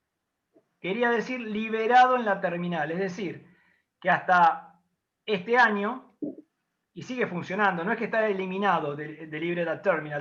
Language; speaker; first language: Spanish; native; Spanish